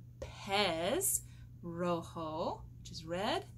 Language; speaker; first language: English; native; English